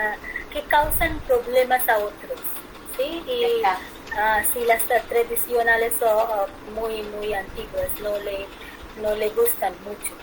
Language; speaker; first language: Spanish; non-native, fluent; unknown